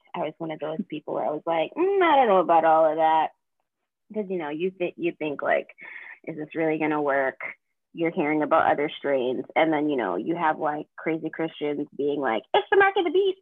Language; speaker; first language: English; native; English